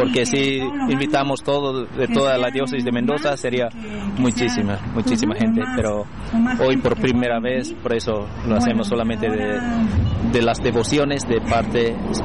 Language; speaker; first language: Spanish; non-native, fluent; Indonesian